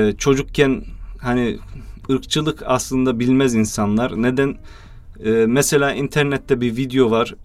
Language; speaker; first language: Turkish; early bilingual, heritage; Turkish